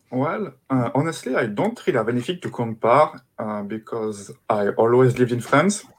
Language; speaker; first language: English; non-native, fluent; French